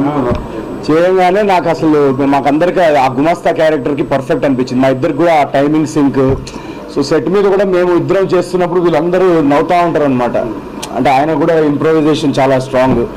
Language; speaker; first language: Telugu; native; Telugu